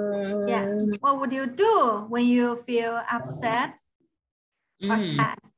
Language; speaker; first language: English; non-native, fluent; Chinese